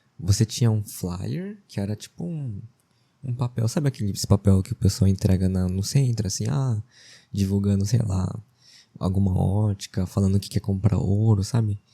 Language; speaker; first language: Portuguese; early bilingual, other home language; Japanese